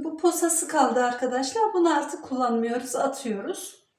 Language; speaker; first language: Turkish; native; Turkish